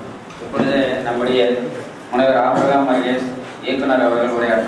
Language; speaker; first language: Tamil; native; Tamil